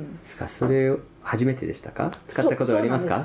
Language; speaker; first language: Japanese; non-native, fluent; English